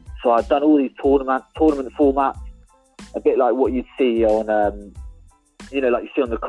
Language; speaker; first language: English; native; English